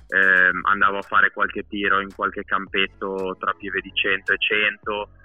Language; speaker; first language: Italian; native; Italian